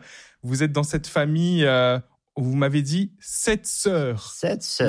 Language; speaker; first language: French; native; French